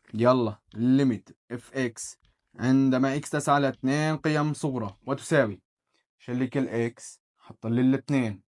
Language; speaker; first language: Arabic; native; Arabic